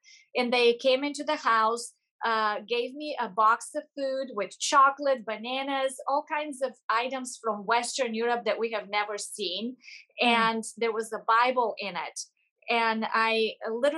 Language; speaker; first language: English; non-native, fluent; Bulgarian